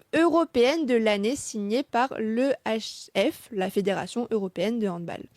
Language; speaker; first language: French; native; French